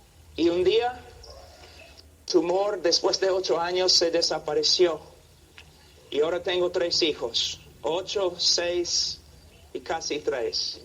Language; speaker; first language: Spanish; non-native, fluent; English